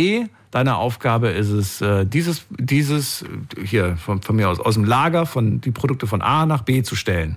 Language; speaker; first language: German; native; German